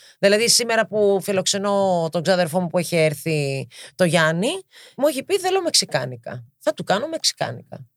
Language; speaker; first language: Greek; early bilingual, heritage; Greek